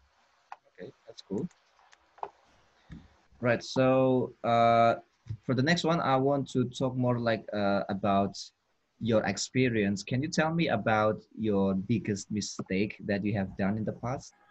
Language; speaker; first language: English; non-native, fluent; Indonesian